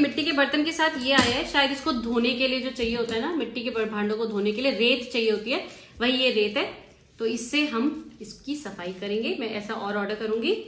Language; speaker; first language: Hindi; native; Hindi